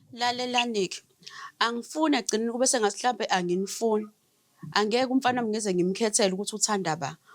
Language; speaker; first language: Zulu; native; Zulu